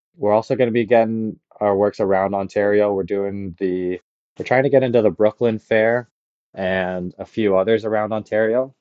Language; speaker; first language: English; native; English